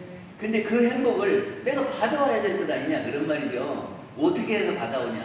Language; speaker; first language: Korean; native; Korean